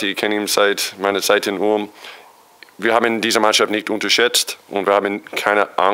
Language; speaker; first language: German; non-native, fluent; English